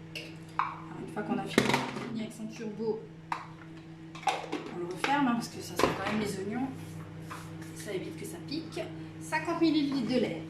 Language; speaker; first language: French; native; French